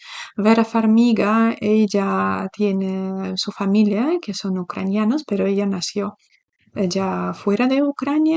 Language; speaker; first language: Spanish; non-native, fluent; Ukrainian